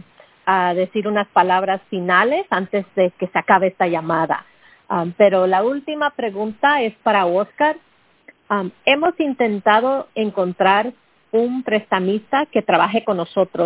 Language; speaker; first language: Spanish; early bilingual, heritage; Spanish